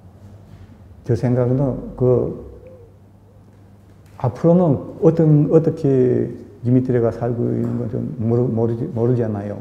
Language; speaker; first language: Korean; early bilingual, heritage; Korean